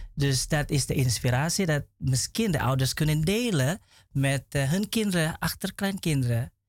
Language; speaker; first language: Dutch; non-native, learner; Indonesian